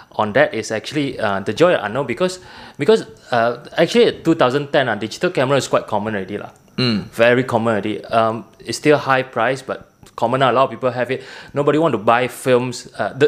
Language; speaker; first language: English; non-native, local second language; Min Nan Chinese